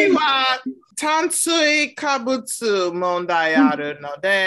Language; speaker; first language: Japanese; non-native, learner; English